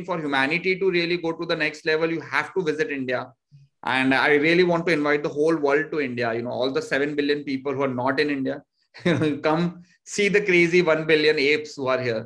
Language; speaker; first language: English; non-native, local second language; Hindi